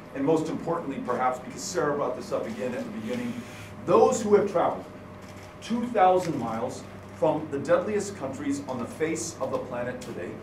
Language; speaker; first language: English; native; English